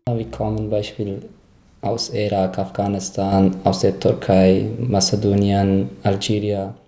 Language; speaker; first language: German; non-native, learner; Persian